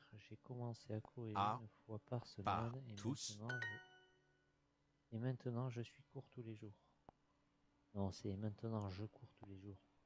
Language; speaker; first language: French; non-native, learner; English